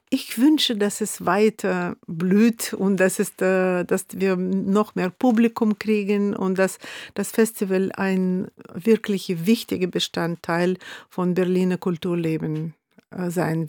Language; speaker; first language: German; non-native, fluent; Russian